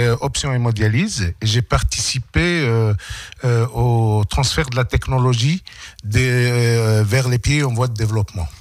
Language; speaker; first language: French; non-native, local second language; Arabic